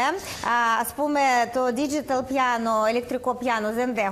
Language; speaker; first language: Greek; non-native, learner; Russian